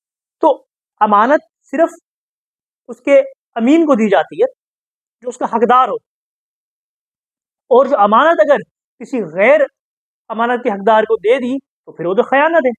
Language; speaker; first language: Urdu; native; Urdu